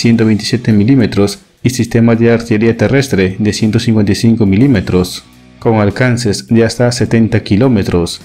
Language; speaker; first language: Spanish; native; Spanish